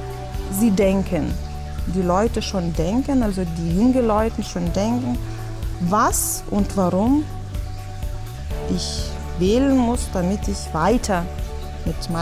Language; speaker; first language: German; non-native, fluent; Lithuanian